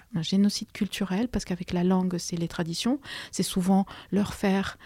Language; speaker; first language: French; non-native, fluent; Spanish